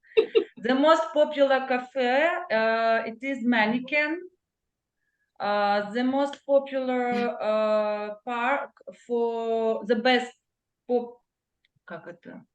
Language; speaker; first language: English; non-native, learner; Russian